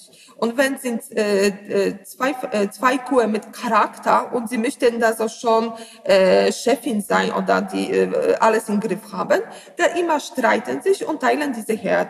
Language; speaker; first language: German; non-native, learner; Polish